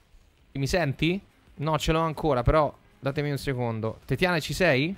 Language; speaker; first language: Italian; native; Italian